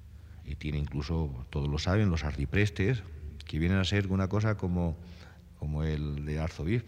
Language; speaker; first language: Spanish; native; Spanish